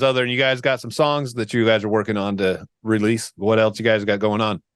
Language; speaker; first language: English; native; English